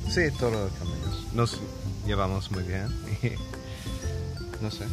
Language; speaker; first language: Spanish; non-native, learner; English